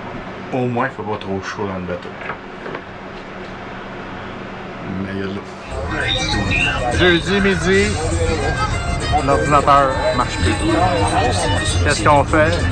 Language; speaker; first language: French; native; French